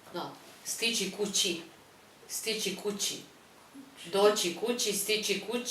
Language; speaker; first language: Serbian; non-native, fluent; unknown